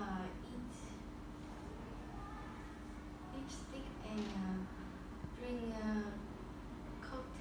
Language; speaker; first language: English; non-native, learner; Vietnamese